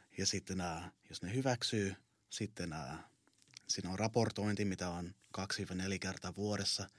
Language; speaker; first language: Finnish; early bilingual, heritage; Finnish